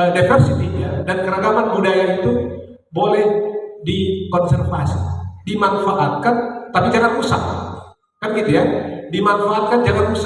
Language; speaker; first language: Indonesian; native; Indonesian